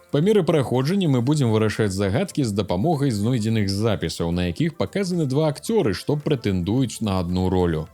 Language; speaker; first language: Belarusian; native; Belarusian